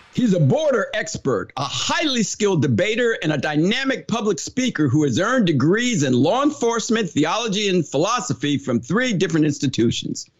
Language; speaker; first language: English; native; English